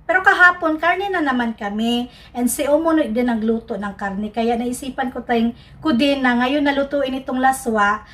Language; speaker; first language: Filipino; non-native, local second language; Cebuano